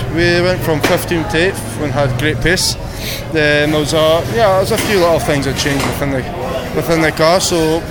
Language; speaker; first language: English; native; English